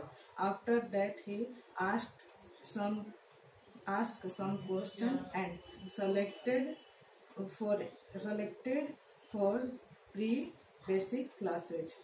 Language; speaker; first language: English; non-native, learner; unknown